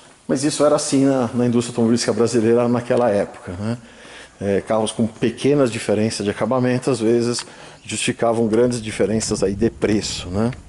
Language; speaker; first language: Portuguese; native; Portuguese